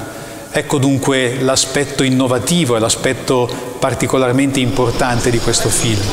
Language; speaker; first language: Italian; native; Italian